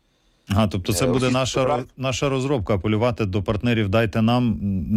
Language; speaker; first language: Ukrainian; native; Ukrainian